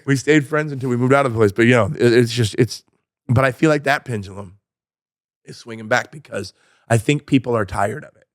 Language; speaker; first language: English; native; English